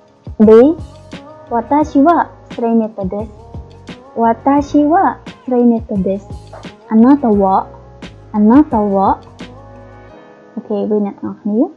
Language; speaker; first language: Japanese; non-native, fluent; Khmer